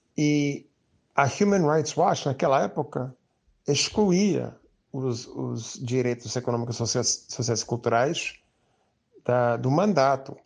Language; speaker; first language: Portuguese; non-native, fluent; English